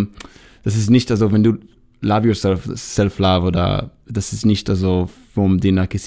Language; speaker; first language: German; non-native, learner; Hebrew